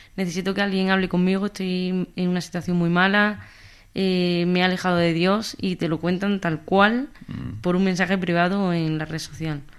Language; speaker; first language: Spanish; native; Spanish